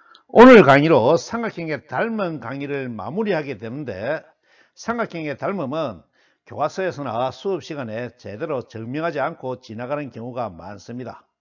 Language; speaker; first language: Korean; native; Korean